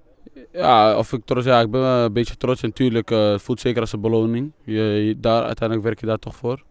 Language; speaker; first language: Dutch; native; Dutch